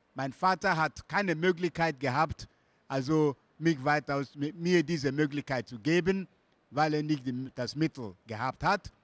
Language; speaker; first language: German; non-native, fluent; Igbo